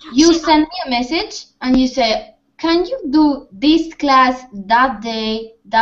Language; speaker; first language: English; non-native, fluent; Spanish